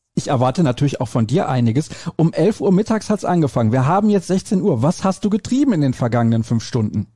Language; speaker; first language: German; native; German